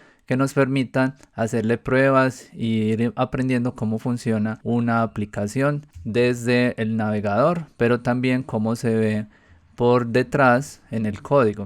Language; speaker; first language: Spanish; native; Spanish